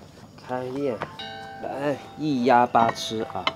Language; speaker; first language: Chinese; native; Chinese